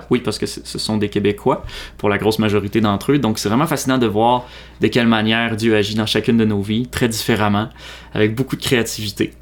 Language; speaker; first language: French; native; French